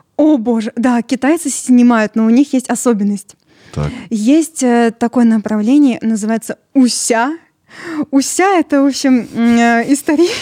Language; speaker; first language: Russian; early bilingual, other home language; Georgian